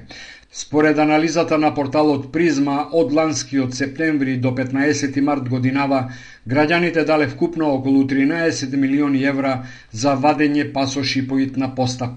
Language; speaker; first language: Macedonian; native; Macedonian